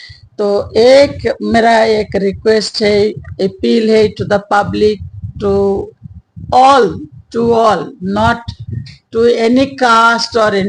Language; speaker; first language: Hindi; non-native, local second language; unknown